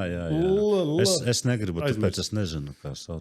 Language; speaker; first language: Latvian; native; Latvian